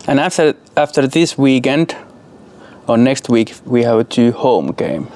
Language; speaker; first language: English; non-native, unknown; Finnish